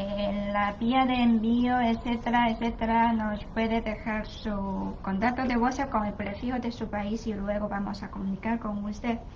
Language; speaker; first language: Spanish; non-native, learner; Chinese